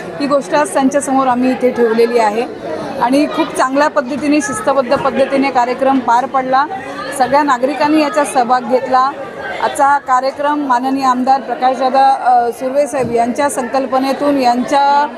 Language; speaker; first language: Marathi; native; Marathi